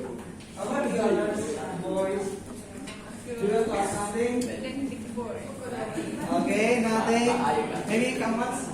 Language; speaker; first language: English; non-native, fluent; Indonesian